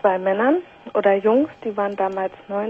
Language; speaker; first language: German; native; German